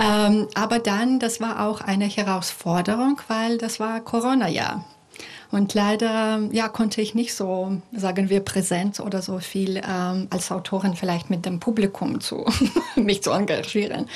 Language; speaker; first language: German; non-native, fluent; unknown